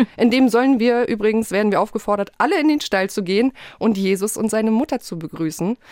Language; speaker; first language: German; early bilingual, other home language; Polish